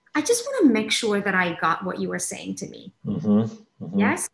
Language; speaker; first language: English; non-native, local second language; Somali